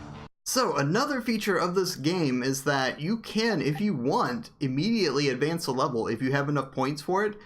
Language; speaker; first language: English; native; English